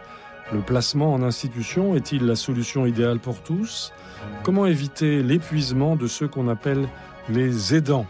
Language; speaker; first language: French; native; French